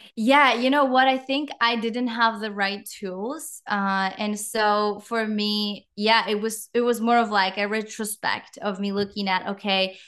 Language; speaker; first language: English; non-native, fluent; Czech